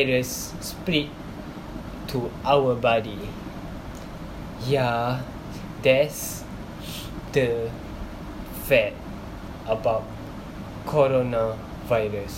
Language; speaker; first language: English; non-native, local second language; Malay